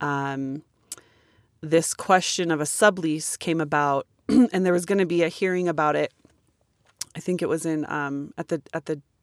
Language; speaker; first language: English; native; English